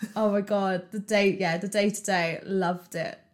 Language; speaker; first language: English; native; English